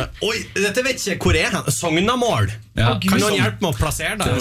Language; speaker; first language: Norwegian; native; Norwegian